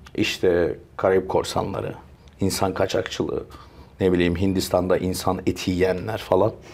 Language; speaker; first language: Turkish; early bilingual, heritage; Turkish